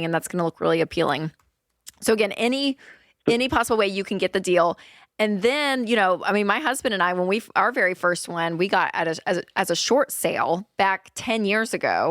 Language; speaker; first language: English; native; English